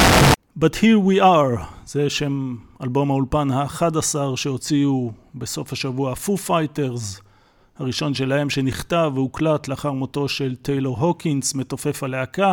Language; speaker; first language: Hebrew; native; Hebrew